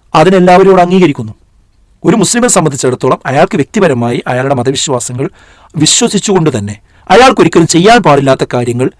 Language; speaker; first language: Malayalam; native; Malayalam